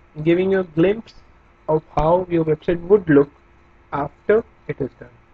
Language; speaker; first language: English; non-native, local second language; Hindi